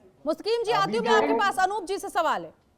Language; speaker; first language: Hindi; native; Hindi